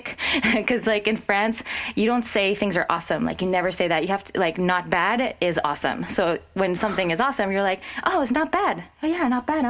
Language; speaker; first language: English; non-native, local second language; French